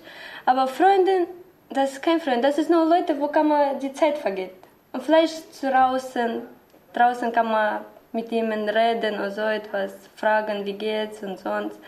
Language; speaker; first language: German; non-native, learner; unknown